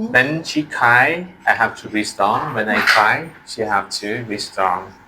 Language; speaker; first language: English; non-native, learner; Thai